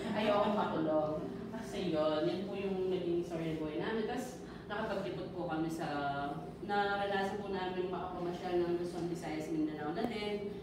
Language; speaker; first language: Filipino; non-native, local second language; Pampanga